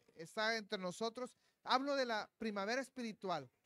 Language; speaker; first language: Spanish; native; Spanish